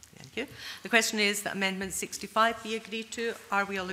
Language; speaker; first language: English; native; English